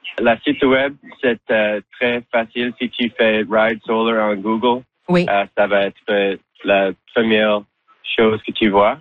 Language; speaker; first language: French; non-native, local second language; English